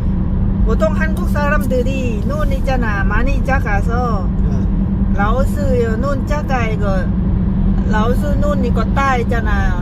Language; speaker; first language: Korean; non-native, learner; Lao